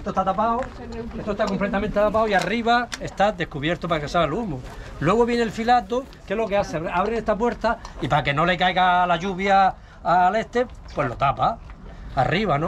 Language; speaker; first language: Spanish; native; Spanish